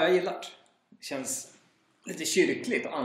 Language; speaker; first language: Swedish; native; Swedish